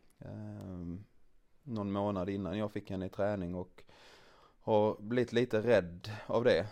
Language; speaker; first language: Swedish; native; Swedish